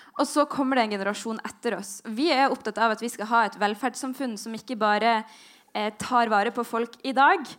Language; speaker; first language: Norwegian; native; Norwegian